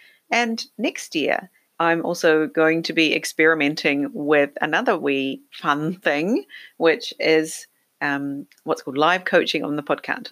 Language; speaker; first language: English; native; English